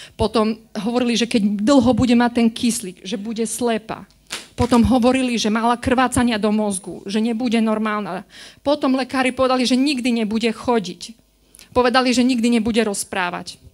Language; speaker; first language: Slovak; native; Slovak